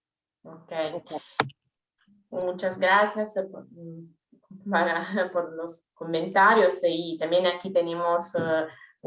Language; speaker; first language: Spanish; non-native, fluent; Italian